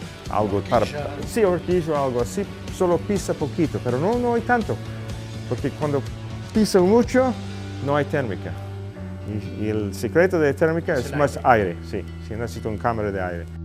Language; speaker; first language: Spanish; non-native, learner; English